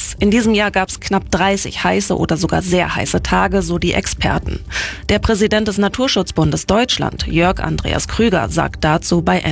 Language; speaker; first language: German; native; German